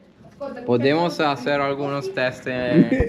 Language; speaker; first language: Spanish; non-native, learner; Italian